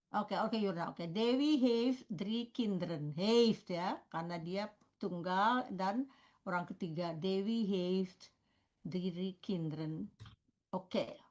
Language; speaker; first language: Indonesian; native; Indonesian